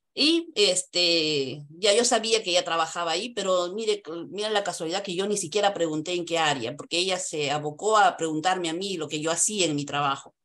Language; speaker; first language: Spanish; native; Spanish